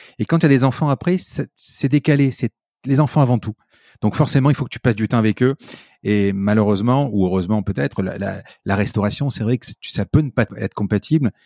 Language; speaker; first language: French; native; French